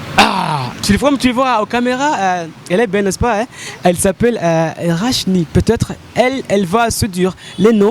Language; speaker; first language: French; non-native, local second language; Rundi